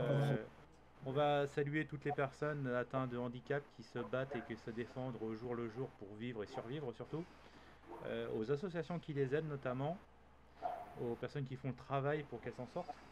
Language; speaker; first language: French; native; French